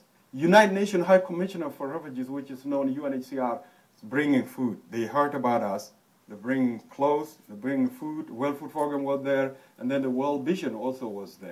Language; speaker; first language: English; non-native, fluent; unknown